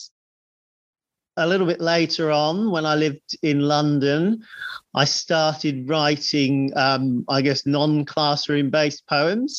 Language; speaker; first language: English; native; English